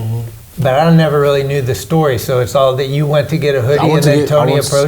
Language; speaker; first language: English; native; English